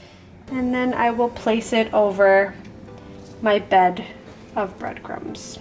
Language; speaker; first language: English; native; English